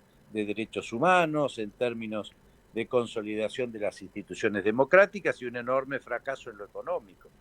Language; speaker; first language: Spanish; native; Spanish